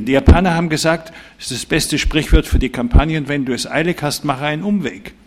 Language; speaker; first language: German; native; German